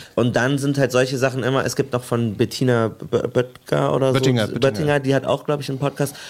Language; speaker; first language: German; native; German